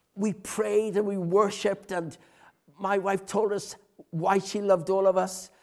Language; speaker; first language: English; native; English